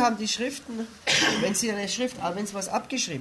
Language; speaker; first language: German; native; German